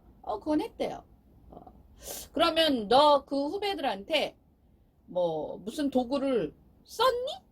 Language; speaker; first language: Korean; native; Korean